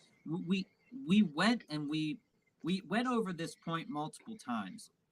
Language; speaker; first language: English; native; English